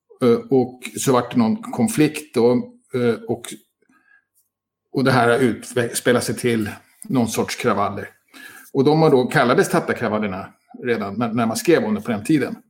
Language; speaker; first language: Swedish; native; Swedish